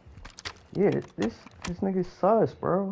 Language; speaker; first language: English; native; English